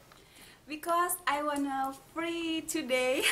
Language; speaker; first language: English; non-native, learner; Indonesian